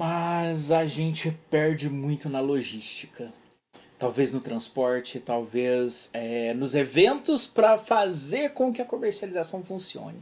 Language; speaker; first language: Portuguese; native; Portuguese